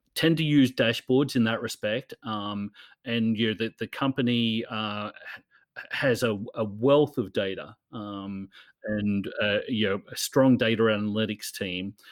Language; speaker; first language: English; native; English